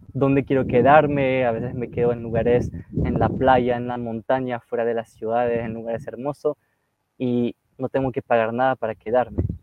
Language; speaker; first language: Spanish; non-native, fluent; French